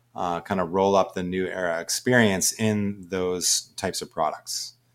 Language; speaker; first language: English; native; English